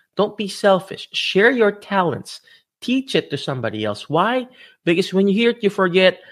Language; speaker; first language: English; non-native, local second language; Filipino